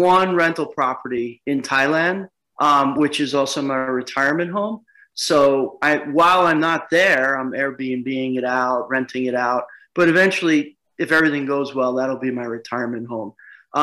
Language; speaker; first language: English; native; English